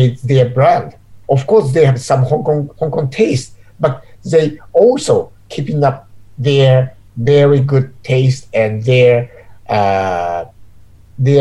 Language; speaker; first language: English; non-native, learner; Japanese